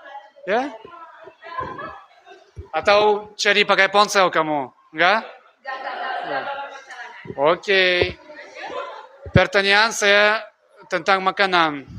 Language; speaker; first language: Indonesian; non-native, learner; Russian